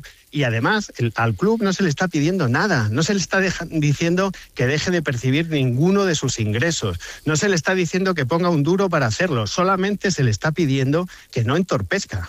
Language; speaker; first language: Spanish; native; Spanish